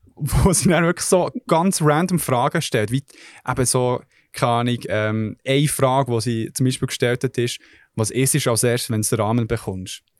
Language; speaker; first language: German; early bilingual, other home language; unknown